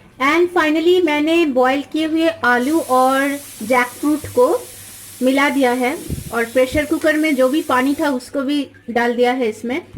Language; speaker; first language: Hindi; non-native, local second language; Bangla